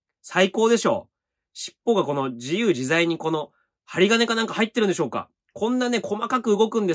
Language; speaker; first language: Japanese; native; Japanese